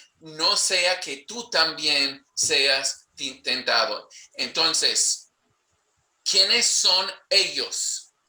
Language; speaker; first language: Spanish; non-native, fluent; English